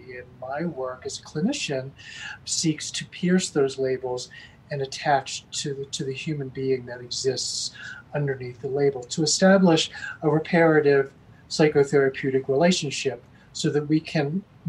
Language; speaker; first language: English; native; English